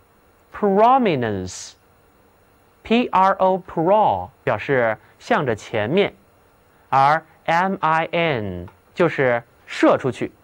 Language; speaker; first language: Chinese; native; Chinese